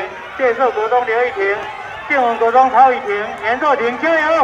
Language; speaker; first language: Chinese; native; Chinese